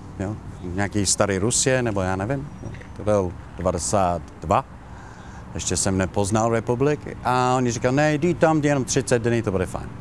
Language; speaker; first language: Czech; non-native, learner; Italian